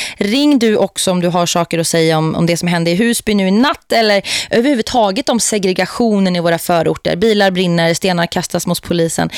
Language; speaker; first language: Swedish; native; Swedish